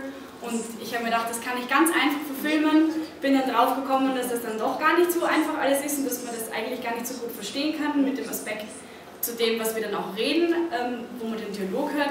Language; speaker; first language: German; native; German